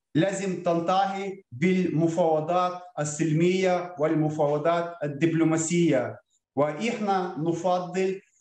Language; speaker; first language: Arabic; non-native, fluent; Ukrainian